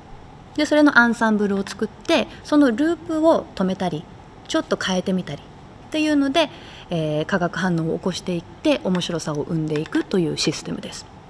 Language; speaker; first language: Japanese; native; Japanese